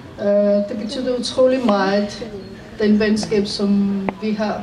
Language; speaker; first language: Danish; non-native, fluent; Armenian